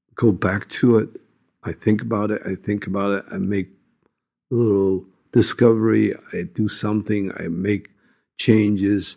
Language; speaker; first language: English; non-native, fluent; Japanese